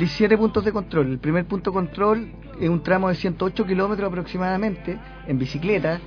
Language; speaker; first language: Spanish; native; Spanish